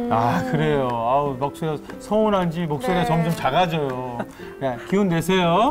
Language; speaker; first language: Korean; native; Korean